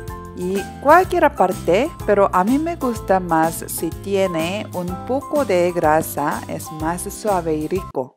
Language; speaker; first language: Spanish; non-native, learner; Korean